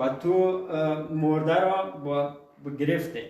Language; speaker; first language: Persian; early bilingual, heritage; Persian